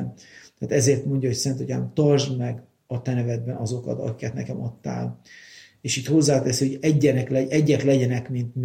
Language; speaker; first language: Hungarian; native; Hungarian